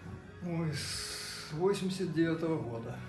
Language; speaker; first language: Russian; native; Russian